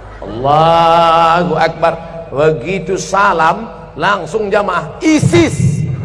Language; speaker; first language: Indonesian; native; Indonesian